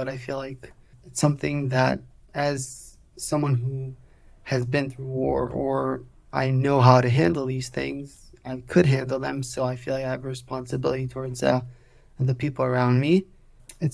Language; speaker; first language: English; non-native, fluent; Hebrew